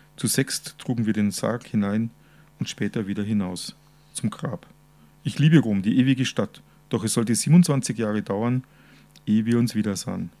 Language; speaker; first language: German; native; German